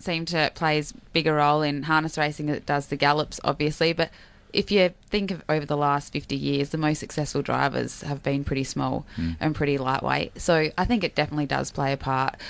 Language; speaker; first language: English; native; English